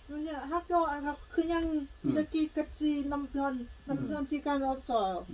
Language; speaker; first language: Korean; non-native, learner; Lao